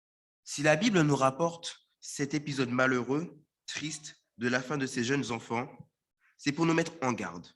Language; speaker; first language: French; native; French